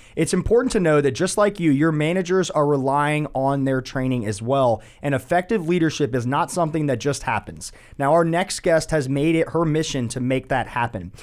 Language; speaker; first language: English; native; English